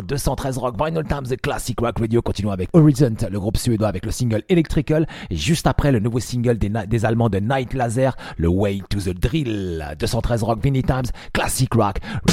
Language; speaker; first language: French; native; French